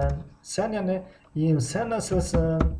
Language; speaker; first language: Turkish; non-native, fluent; Tajik